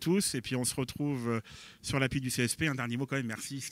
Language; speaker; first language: French; native; French